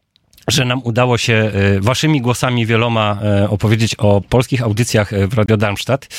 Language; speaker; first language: Polish; native; Polish